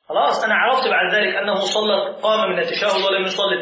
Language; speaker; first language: Arabic; native; Arabic